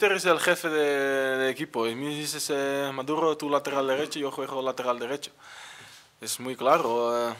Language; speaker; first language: Spanish; non-native, learner; Dutch